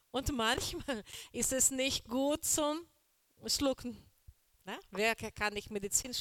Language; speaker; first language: German; non-native, learner; Portuguese